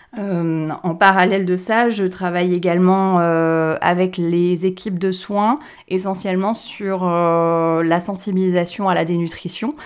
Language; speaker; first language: French; native; French